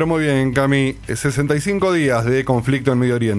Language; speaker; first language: Spanish; native; Spanish